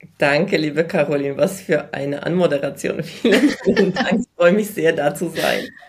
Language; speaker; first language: German; early bilingual, other home language; Polish